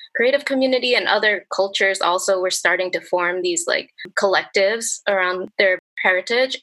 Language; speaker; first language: English; native; English